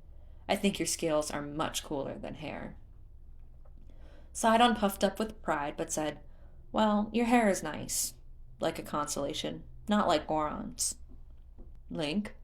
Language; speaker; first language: English; native; English